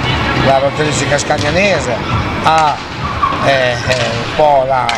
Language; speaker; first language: Italian; native; Italian